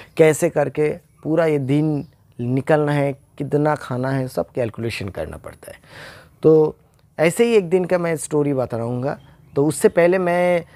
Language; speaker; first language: Hindi; non-native, local second language; Bangla